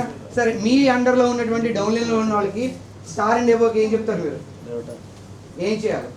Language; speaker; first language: Telugu; native; Telugu